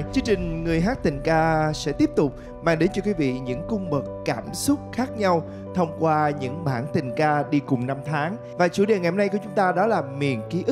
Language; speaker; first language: Vietnamese; native; Vietnamese